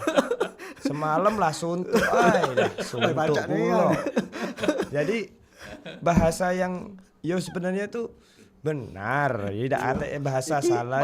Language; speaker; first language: Indonesian; non-native, local second language; Javanese